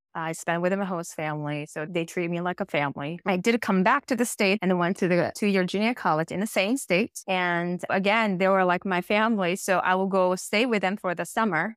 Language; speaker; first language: English; non-native, fluent; Japanese